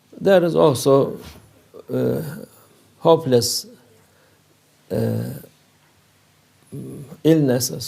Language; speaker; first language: English; non-native, learner; Turkish